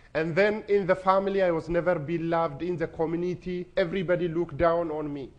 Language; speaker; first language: English; non-native, fluent; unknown